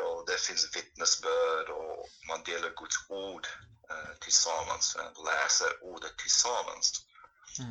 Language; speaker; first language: Swedish; non-native, fluent; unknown